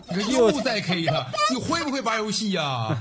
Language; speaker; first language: Chinese; native; Chinese